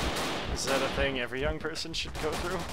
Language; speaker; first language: English; native; English